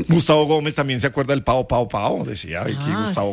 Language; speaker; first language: Spanish; native; Spanish